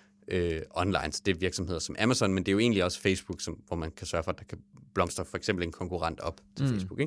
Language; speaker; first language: Danish; native; Danish